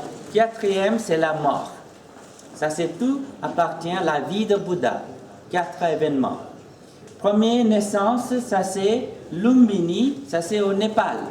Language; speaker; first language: French; non-native, fluent; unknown